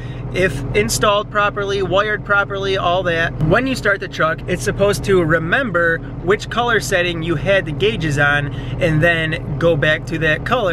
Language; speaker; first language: English; native; English